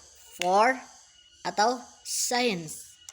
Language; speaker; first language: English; non-native, learner; Indonesian